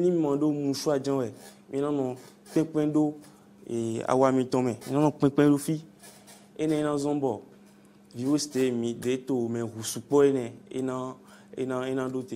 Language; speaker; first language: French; non-native, local second language; Fon